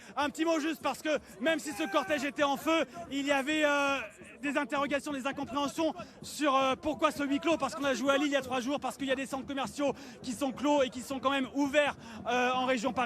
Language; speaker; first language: French; native; French